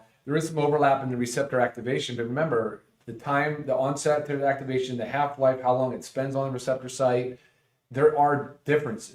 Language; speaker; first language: English; native; English